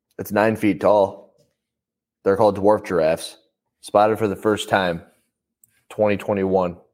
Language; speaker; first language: English; native; English